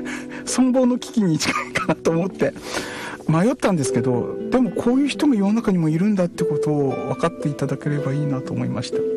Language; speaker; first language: Japanese; native; Japanese